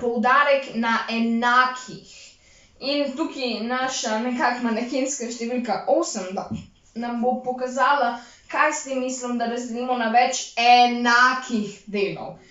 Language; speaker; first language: Slovenian; native; Slovenian